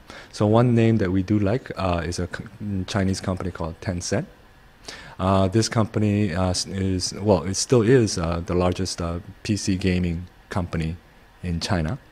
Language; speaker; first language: English; non-native, fluent; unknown